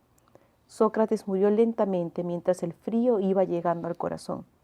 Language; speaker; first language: Spanish; native; Spanish